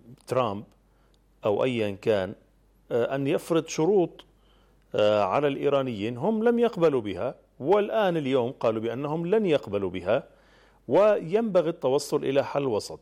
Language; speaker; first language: Arabic; native; Arabic